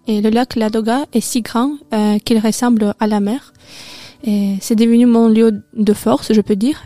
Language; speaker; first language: French; non-native, learner; Russian